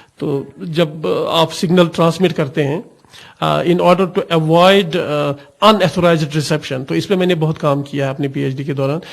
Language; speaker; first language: Urdu; non-native, local second language; Kashmiri